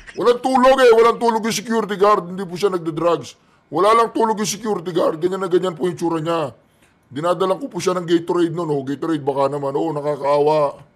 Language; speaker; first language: Filipino; native; Filipino